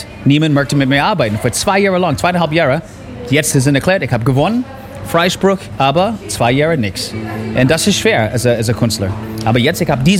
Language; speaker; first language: German; non-native, fluent; English